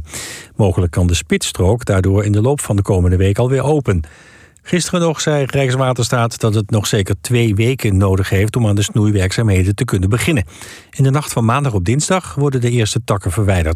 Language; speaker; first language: Dutch; native; Dutch